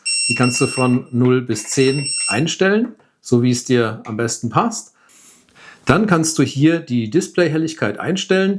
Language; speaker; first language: German; native; German